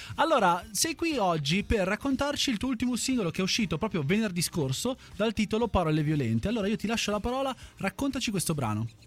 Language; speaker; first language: Italian; native; Italian